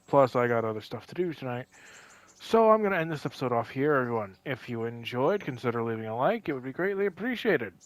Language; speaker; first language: English; native; English